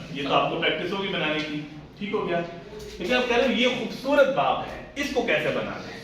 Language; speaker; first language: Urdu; native; Urdu